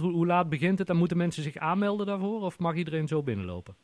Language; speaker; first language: Dutch; native; Dutch